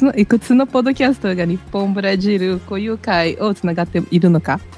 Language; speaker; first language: Japanese; early bilingual, heritage; Portuguese